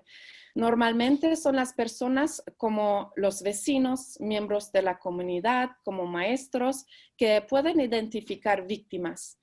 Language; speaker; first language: Spanish; early bilingual, heritage; Spanish